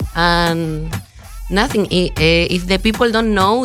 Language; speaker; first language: English; non-native, fluent; Spanish